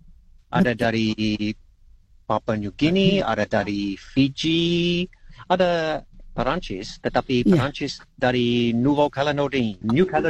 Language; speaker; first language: Indonesian; non-native, learner; English